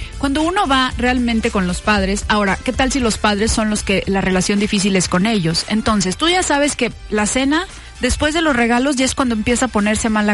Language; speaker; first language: Spanish; native; Spanish